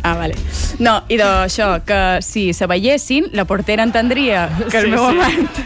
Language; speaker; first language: Catalan; native; Catalan